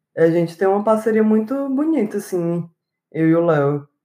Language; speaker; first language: Portuguese; native; Portuguese